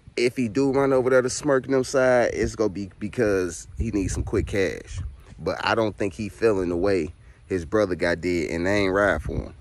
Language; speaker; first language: English; native; English